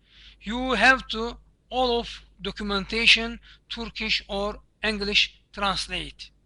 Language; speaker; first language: English; non-native, learner; Turkish